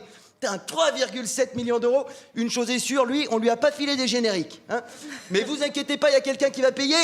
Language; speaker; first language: French; native; French